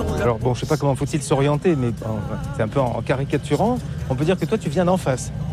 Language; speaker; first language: French; native; French